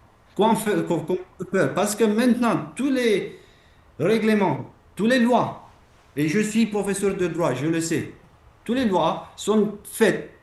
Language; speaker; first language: French; non-native, fluent; Romanian